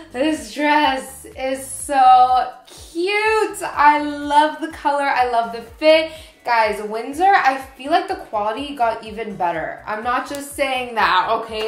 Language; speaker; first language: English; native; English